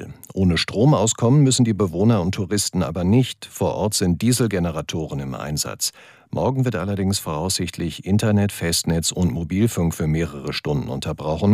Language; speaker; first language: German; native; German